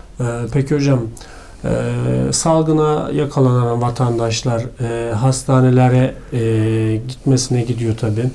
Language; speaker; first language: Turkish; native; Turkish